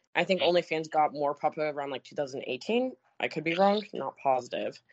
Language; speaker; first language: English; native; English